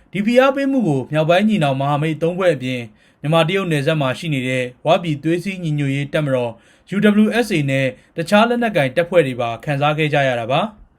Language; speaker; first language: Burmese; native; Burmese